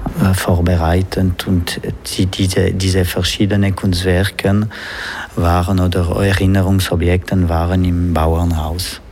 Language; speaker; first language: German; non-native, local second language; French